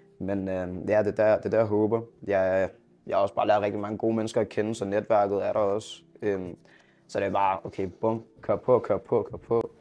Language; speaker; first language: Danish; early bilingual, other home language; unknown